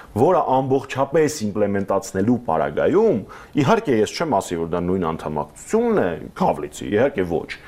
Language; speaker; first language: Armenian; native; Armenian